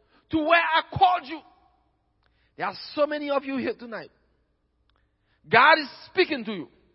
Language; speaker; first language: English; non-native, fluent; Haitian Creole